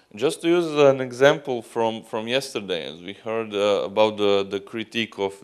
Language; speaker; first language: English; non-native, fluent; Croatian